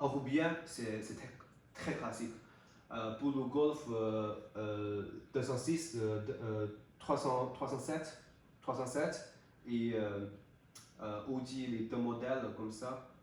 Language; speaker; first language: French; non-native, learner; Chinese